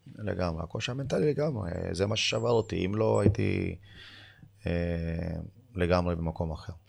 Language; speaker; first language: Hebrew; early bilingual, other home language; Amharic